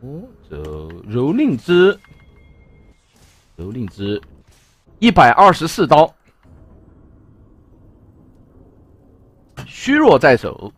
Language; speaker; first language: Chinese; native; Chinese